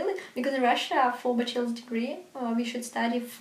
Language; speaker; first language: English; non-native, learner; Russian